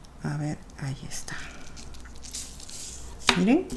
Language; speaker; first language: Spanish; native; Spanish